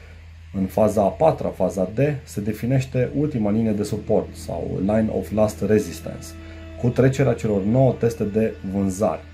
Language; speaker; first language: Romanian; native; Romanian